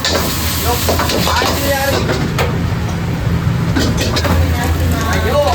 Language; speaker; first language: Japanese; native; Japanese